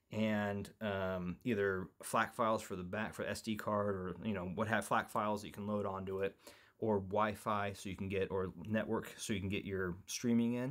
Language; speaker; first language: English; native; English